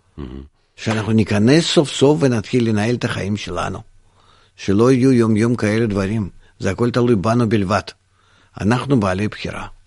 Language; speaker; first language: Hebrew; non-native, fluent; Russian